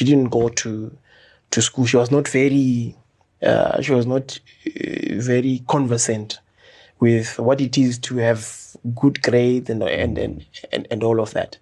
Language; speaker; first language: English; non-native, local second language; Shona